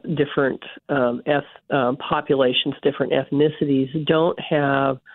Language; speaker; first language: English; native; English